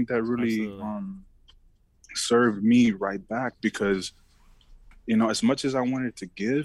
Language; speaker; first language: English; early bilingual, other home language; Samoan